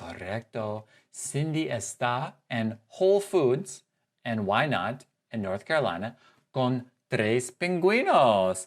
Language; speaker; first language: Spanish; non-native, fluent; English